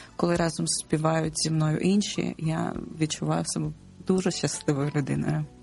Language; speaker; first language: Ukrainian; non-native, local second language; Russian